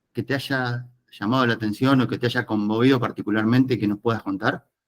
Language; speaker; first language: Spanish; native; Spanish